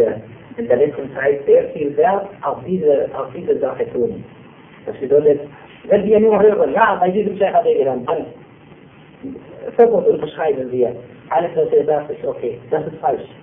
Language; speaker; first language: German; non-native, fluent; Arabic